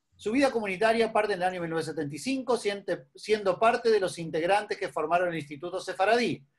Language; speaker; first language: Spanish; native; Spanish